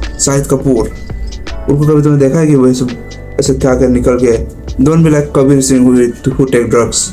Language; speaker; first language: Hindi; non-native, local second language; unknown